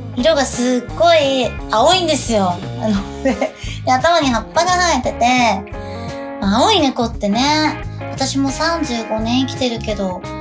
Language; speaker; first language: Japanese; native; Japanese